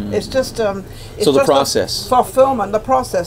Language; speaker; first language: English; native; English